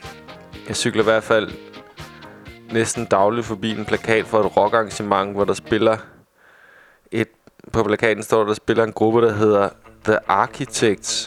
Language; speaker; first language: Danish; native; Danish